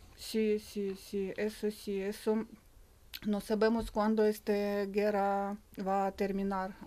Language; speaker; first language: Spanish; non-native, learner; Ukrainian